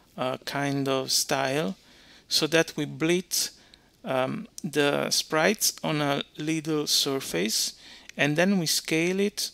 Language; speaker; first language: English; non-native, fluent; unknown